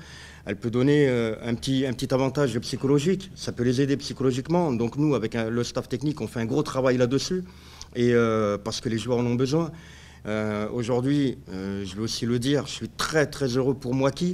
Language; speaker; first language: French; native; French